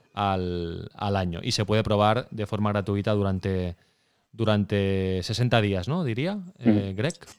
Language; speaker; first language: Spanish; native; Spanish